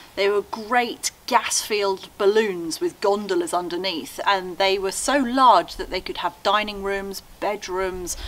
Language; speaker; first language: English; native; English